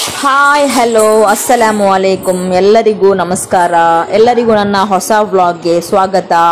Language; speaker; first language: Kannada; non-native, local second language; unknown